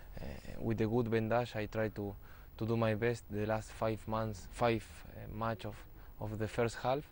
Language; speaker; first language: English; non-native, fluent; Spanish